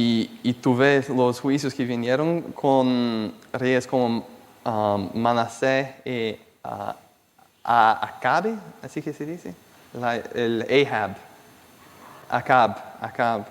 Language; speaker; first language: Spanish; non-native, fluent; Portuguese